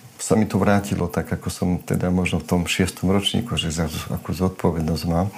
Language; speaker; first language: Slovak; non-native, local second language; Romany